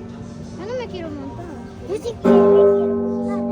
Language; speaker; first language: Spanish; early bilingual, other home language; Filipino